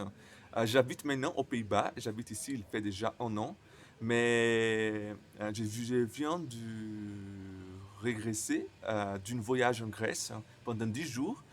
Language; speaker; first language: French; non-native, learner; Portuguese